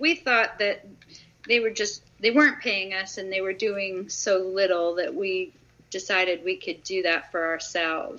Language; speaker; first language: English; native; English